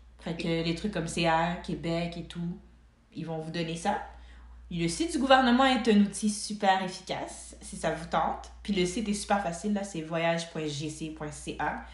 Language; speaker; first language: French; early bilingual, other home language; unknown